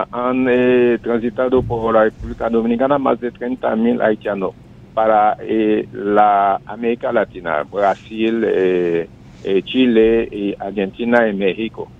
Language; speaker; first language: Spanish; non-native, fluent; Haitian Creole